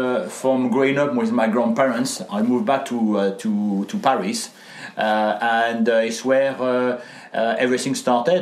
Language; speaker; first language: English; non-native, fluent; French